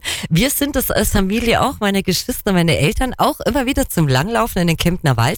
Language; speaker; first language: German; native; German